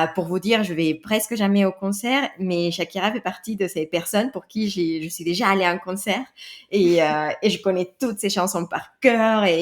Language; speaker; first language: French; non-native, fluent; Spanish